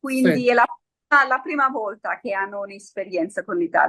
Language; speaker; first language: Italian; early bilingual, heritage; Friulian